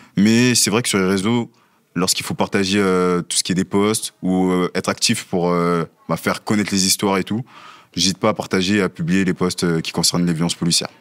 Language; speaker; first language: French; native; French